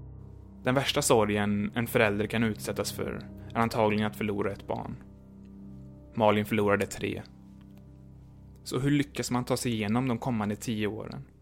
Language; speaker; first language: Swedish; native; Swedish